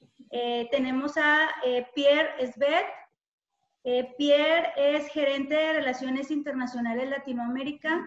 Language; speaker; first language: Spanish; native; Spanish